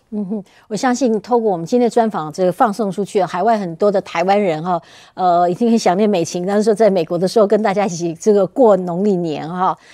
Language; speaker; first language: Chinese; native; Chinese